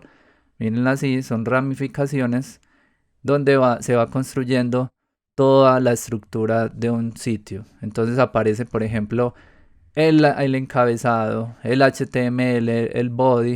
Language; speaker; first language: Spanish; native; Spanish